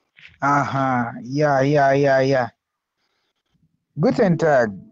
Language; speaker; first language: German; non-native, learner; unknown